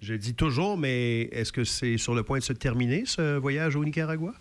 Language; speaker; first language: French; native; French